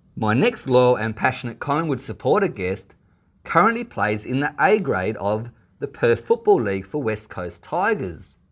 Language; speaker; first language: English; native; English